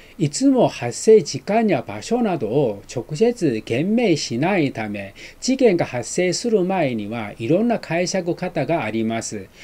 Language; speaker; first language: Japanese; non-native, fluent; Chinese